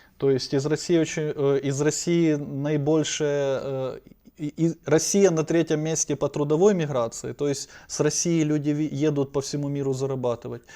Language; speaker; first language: Russian; non-native, local second language; Ukrainian